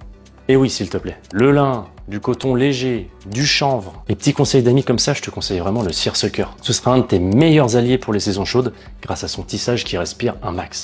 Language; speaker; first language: French; native; French